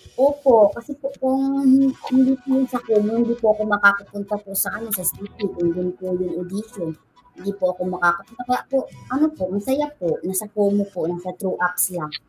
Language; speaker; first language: Filipino; non-native, local second language; Cebuano